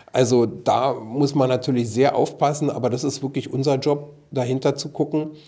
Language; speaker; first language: German; native; German